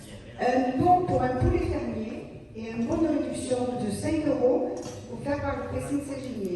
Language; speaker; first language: French; native; French